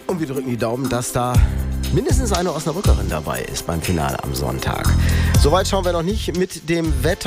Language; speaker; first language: German; native; German